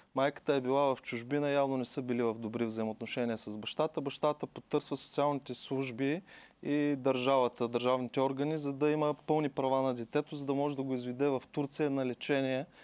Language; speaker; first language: Bulgarian; native; Bulgarian